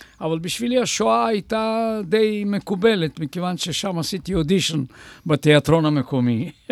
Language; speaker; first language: Hebrew; non-native, fluent; Bulgarian